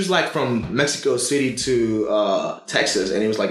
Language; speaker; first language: English; non-native, fluent; Spanish